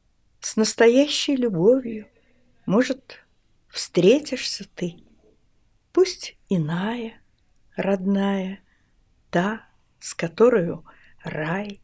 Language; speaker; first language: Russian; native; Russian